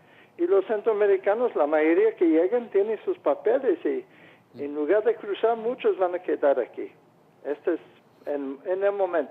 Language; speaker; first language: Spanish; non-native, fluent; English